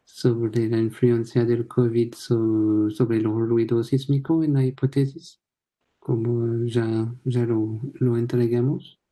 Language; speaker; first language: Spanish; non-native, fluent; French